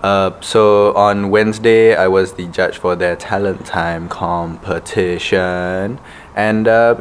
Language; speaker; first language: English; non-native, local second language; Malay